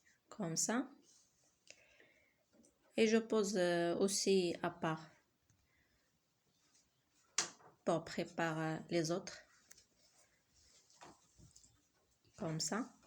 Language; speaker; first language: French; non-native, learner; Arabic